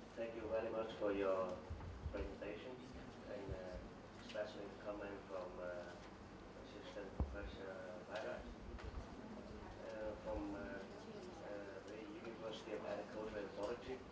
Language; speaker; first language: English; non-native, fluent; Vietnamese